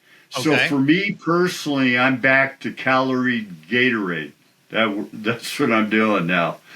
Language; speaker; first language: English; native; English